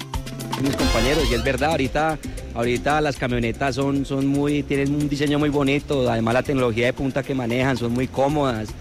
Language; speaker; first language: Spanish; native; Spanish